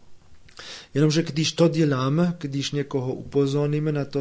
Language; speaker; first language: Czech; non-native, fluent; German